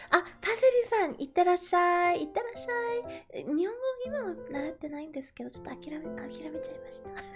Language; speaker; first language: Japanese; non-native, learner; English